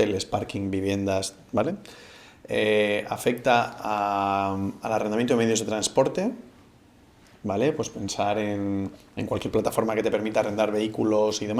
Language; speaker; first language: Spanish; native; Spanish